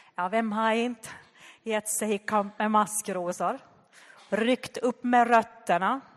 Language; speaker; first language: Swedish; native; Swedish